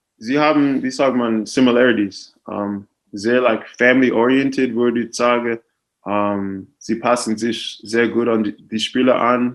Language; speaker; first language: German; non-native, fluent; English